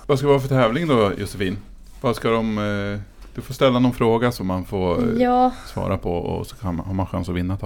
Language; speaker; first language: Swedish; native; Swedish